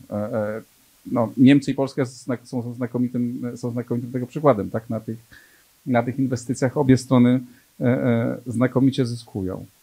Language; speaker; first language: Polish; native; Polish